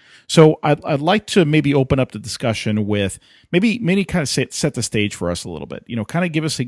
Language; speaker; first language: English; native; English